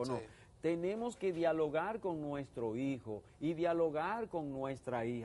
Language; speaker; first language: Spanish; native; Spanish